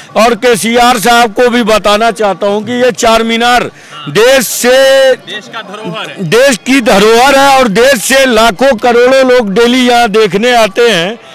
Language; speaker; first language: Hindi; native; Hindi